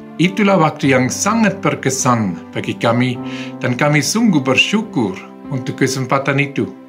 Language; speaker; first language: Indonesian; non-native, fluent; Swiss German